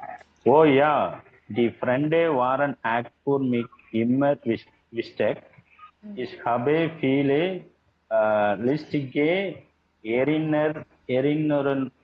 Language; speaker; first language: German; non-native, learner; Tamil